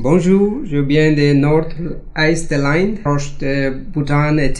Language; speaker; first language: French; non-native, learner; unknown